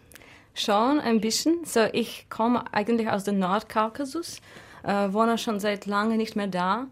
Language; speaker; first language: German; non-native, fluent; Russian